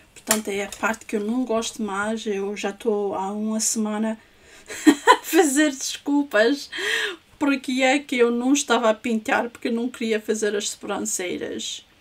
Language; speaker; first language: Portuguese; early bilingual, heritage; English